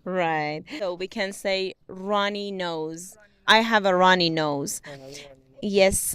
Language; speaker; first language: English; non-native, fluent; Persian